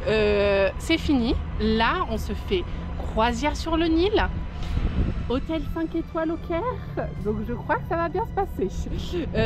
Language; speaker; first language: French; native; French